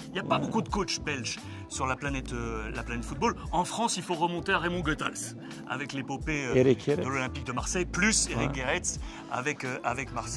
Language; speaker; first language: French; native; French